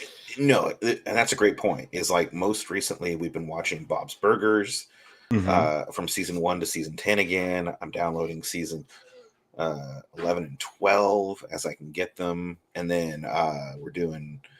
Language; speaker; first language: English; native; English